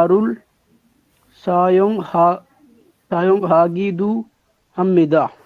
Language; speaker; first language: Korean; non-native, learner; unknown